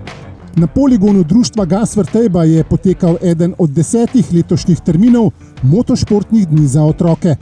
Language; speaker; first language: Slovenian; native; Slovenian